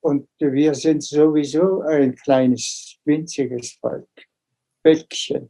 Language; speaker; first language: German; non-native, fluent; Tuvinian